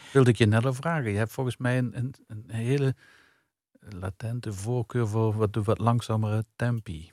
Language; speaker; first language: Dutch; native; Dutch